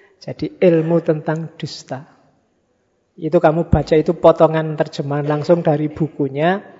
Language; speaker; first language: Indonesian; native; Indonesian